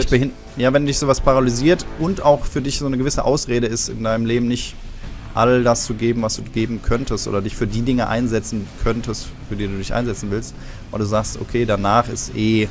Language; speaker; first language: German; native; German